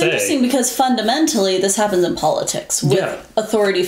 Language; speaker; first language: English; native; English